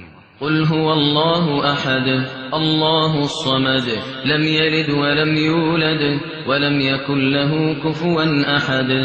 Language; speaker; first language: Arabic; native; Arabic